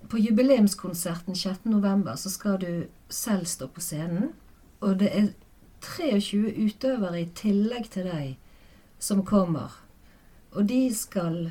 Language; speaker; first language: Norwegian; native; Norwegian